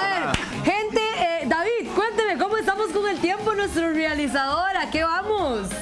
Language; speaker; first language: Spanish; native; Spanish